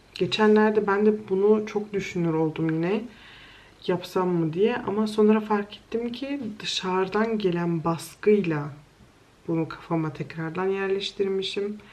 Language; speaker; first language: Turkish; early bilingual, heritage; Turkish